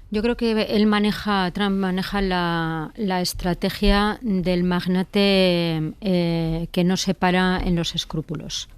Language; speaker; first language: Spanish; native; Spanish